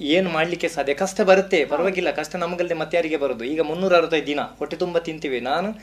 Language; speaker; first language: Kannada; non-native, local second language; Tulu